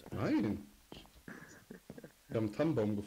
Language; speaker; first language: German; native; German